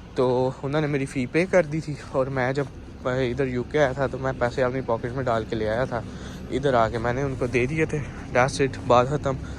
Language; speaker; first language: Urdu; native; Urdu